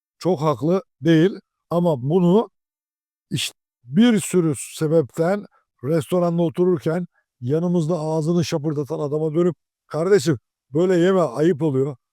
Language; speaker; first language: Turkish; native; Turkish